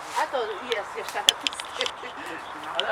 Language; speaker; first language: Polish; native; Polish